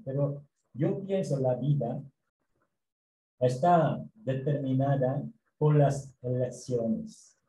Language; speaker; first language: Spanish; non-native, learner; Korean